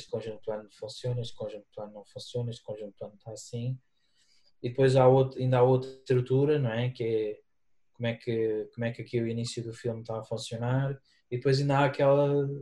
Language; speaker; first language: Portuguese; native; Portuguese